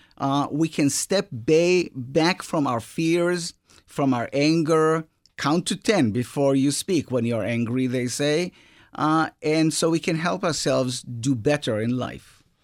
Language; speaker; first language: English; non-native, fluent; Hebrew